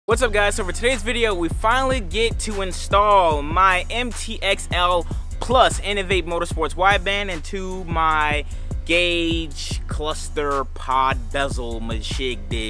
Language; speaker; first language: English; native; English